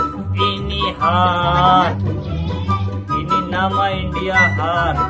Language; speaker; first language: Indonesian; non-native, learner; Hindi